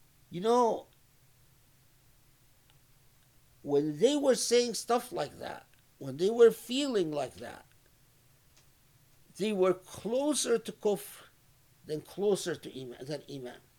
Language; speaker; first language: English; non-native, fluent; Arabic